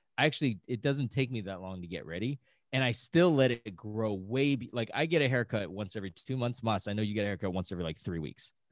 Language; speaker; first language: English; native; English